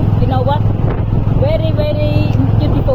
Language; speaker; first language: English; non-native, learner; Khmer